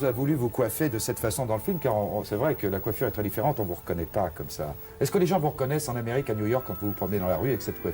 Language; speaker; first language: French; native; French